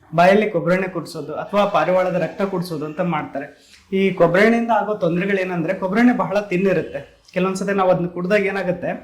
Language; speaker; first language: Kannada; native; Kannada